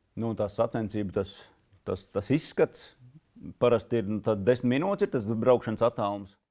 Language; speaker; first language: Latvian; native; Latvian